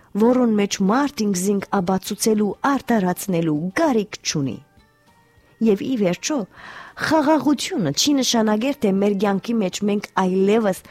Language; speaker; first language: Armenian; early bilingual, heritage; Armenian